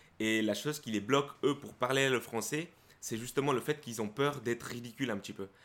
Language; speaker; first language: French; early bilingual, other home language; Spanish